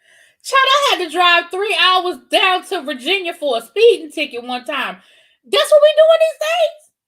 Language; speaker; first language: English; native; English